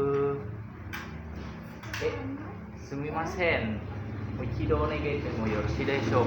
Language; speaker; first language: Japanese; non-native, learner; Indonesian